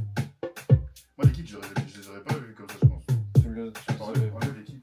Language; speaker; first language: French; native; French